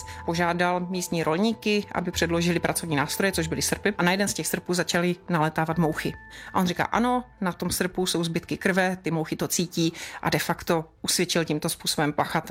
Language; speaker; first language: Czech; native; Czech